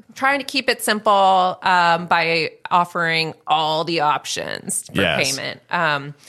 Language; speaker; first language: English; native; English